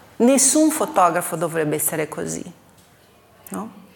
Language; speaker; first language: Italian; non-native, fluent; Portuguese